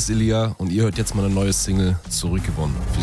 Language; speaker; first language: German; early bilingual, other home language; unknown